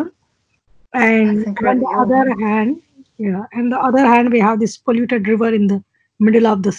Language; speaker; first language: English; non-native, local second language; Telugu